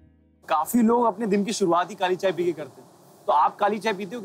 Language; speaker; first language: Hindi; native; Hindi